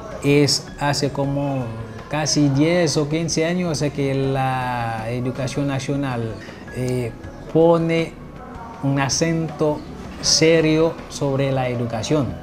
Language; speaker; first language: Spanish; non-native, fluent; Haitian Creole